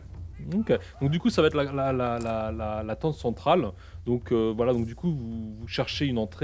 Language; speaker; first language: French; native; French